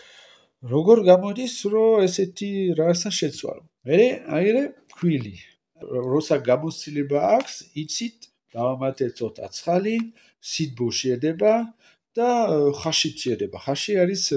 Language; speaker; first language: Georgian; non-native, learner; French